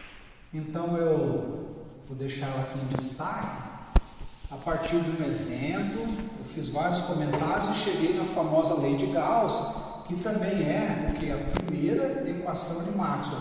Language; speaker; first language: Portuguese; native; Portuguese